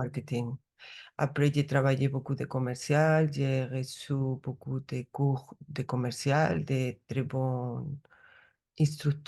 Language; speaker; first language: French; non-native, learner; Spanish